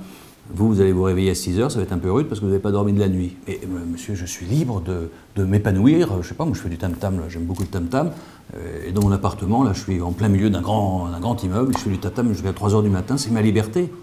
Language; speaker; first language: French; native; French